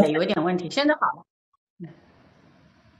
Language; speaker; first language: Chinese; native; Chinese